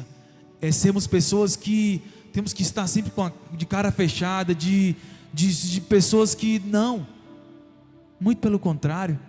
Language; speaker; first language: Portuguese; native; Portuguese